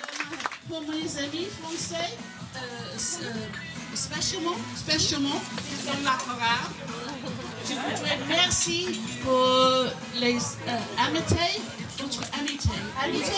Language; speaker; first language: French; non-native, learner; English